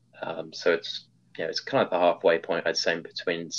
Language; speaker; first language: English; native; English